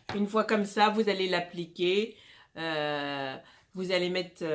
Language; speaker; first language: French; non-native, local second language; Arabic